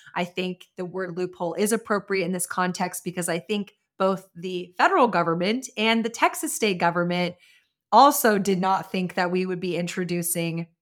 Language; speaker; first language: English; native; English